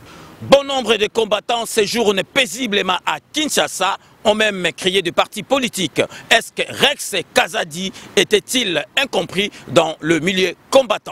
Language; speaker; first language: French; non-native, local second language; Lingala